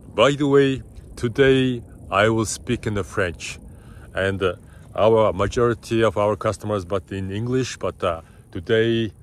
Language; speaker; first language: English; non-native, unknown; Mongolian